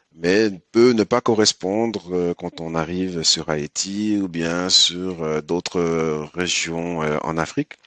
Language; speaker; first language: French; early bilingual, other home language; Haitian Creole